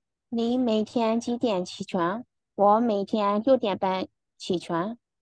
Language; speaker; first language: Chinese; non-native, learner; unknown